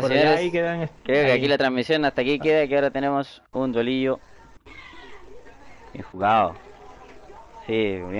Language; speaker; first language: Spanish; native; Spanish